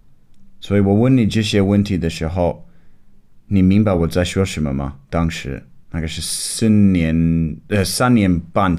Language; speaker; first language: Chinese; non-native, fluent; English